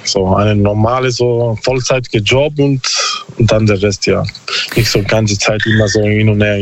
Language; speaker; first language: German; non-native, learner; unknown